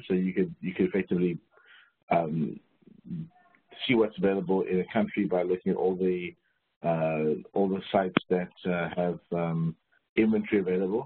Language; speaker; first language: English; native; English